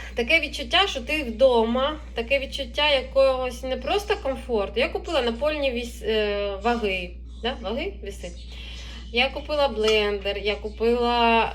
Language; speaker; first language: Ukrainian; non-native, local second language; Russian